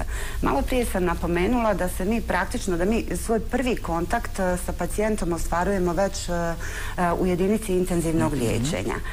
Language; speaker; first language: Bosnian; native; Bosnian